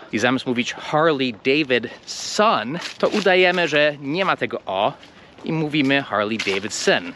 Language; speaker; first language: Polish; non-native, fluent; English